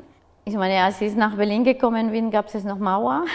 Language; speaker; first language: German; non-native, fluent; Spanish